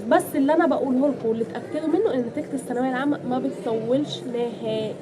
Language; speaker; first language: Arabic; native; Arabic